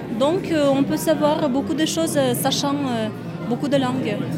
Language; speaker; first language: French; non-native, learner; Kyrgyz